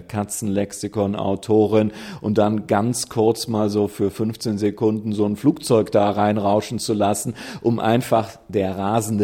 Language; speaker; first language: German; native; German